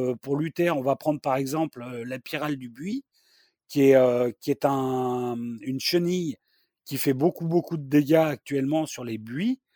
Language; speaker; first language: French; native; French